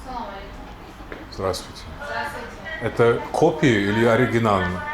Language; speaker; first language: Russian; non-native, learner; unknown